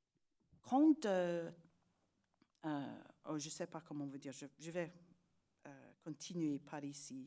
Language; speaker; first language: French; non-native, learner; English